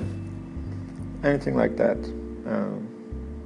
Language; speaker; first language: English; non-native, fluent; Turkish